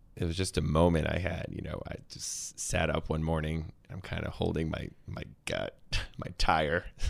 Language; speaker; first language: English; native; English